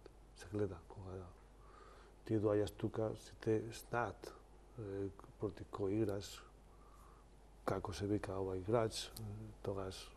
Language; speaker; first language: Macedonian; non-native, learner; Spanish